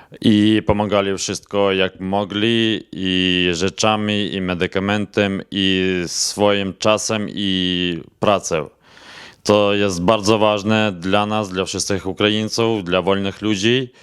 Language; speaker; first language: Polish; non-native, learner; Ukrainian